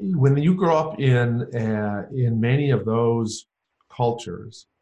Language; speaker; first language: English; native; English